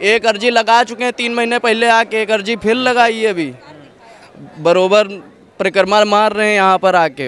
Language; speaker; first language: Hindi; native; Hindi